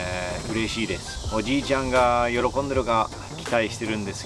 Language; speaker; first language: Japanese; non-native, fluent; English